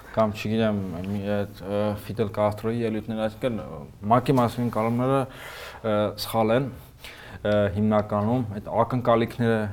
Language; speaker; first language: Armenian; native; Armenian